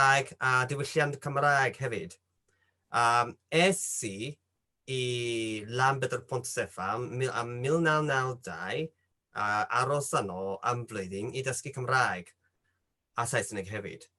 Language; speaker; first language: Welsh; non-native, fluent; Japanese